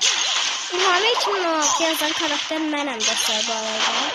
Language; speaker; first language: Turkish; non-native, learner; Azerbaijani